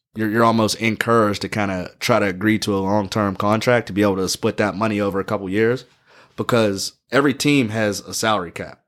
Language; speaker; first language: English; native; English